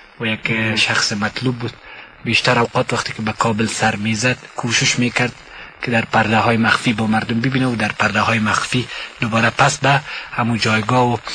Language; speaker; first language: Persian; native; Persian